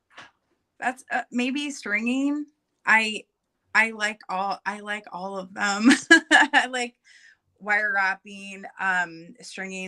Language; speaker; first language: English; native; English